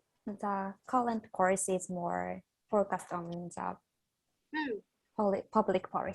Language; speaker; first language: English; non-native, fluent; Japanese